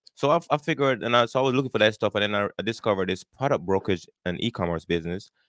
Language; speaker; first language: English; non-native, local second language; Jamaican Creole English